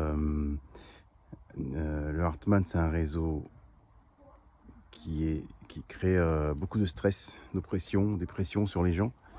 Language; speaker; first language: French; native; French